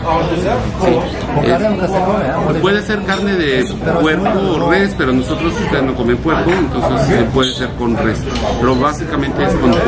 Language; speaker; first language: Spanish; native; Spanish